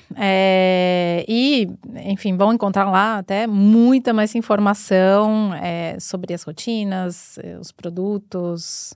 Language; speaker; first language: Portuguese; non-native, fluent; Spanish